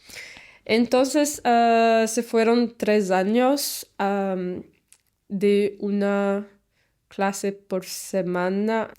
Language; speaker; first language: Spanish; non-native, learner; Portuguese